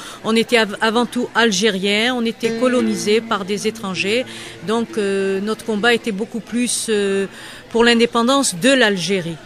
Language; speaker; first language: French; non-native, local second language; Kabyle